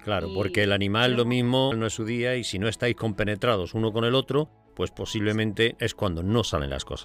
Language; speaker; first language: Spanish; native; Spanish